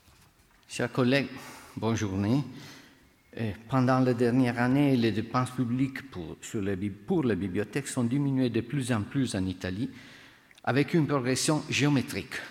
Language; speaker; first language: French; non-native, fluent; Italian